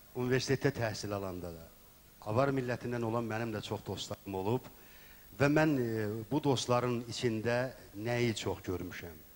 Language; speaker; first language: Azerbaijani; native; Azerbaijani